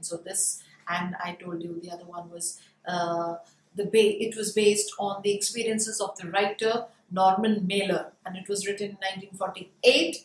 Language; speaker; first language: English; non-native, local second language; Hindi